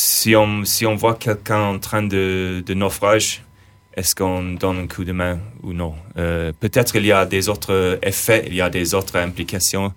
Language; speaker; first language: French; non-native, fluent; English